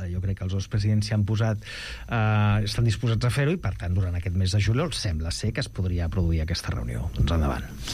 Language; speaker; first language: Catalan; non-native, local second language; Spanish